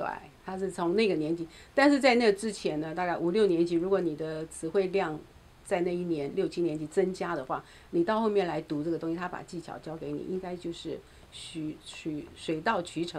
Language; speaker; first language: Chinese; native; Chinese